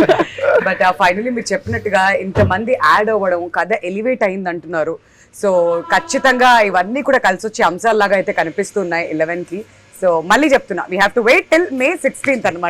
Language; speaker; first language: Telugu; native; Telugu